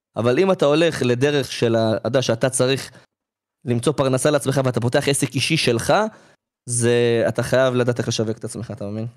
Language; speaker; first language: Hebrew; native; Hebrew